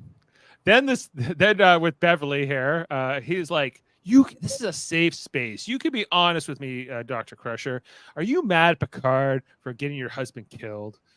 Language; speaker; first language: English; native; English